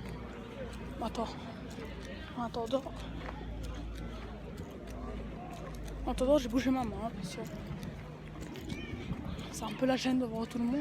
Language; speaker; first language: French; native; French